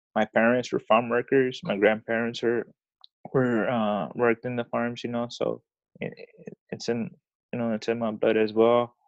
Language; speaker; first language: English; early bilingual, other home language; Spanish